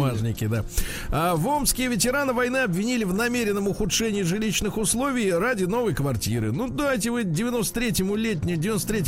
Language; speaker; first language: Russian; native; Russian